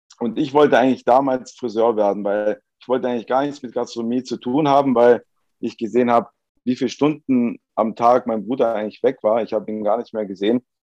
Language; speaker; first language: German; early bilingual, other home language; Italian